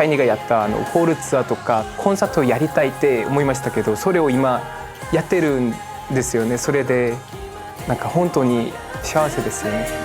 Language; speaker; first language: Japanese; non-native, fluent; Korean